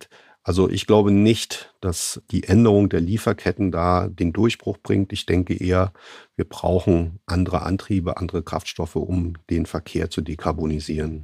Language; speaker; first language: German; native; German